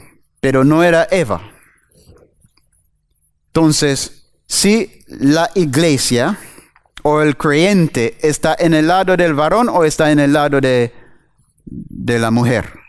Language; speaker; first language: Spanish; non-native, fluent; English